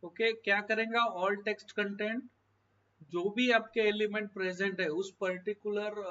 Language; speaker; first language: Hindi; non-native, local second language; Marathi